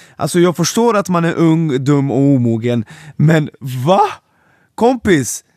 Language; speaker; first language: Swedish; non-native, fluent; Serbian